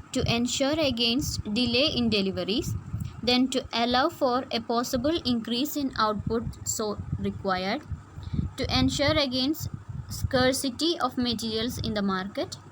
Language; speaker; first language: English; non-native, local second language; Malayalam